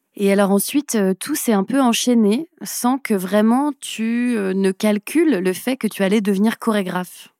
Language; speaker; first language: French; native; French